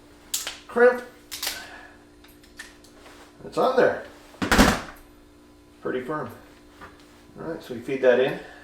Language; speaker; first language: English; native; English